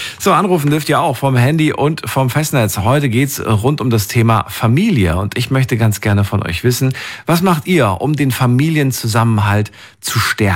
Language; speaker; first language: German; native; German